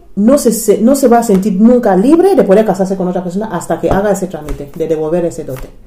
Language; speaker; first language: Spanish; non-native, fluent; English